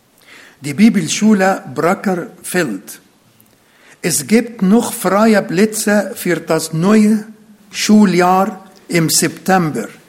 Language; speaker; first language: German; non-native, fluent; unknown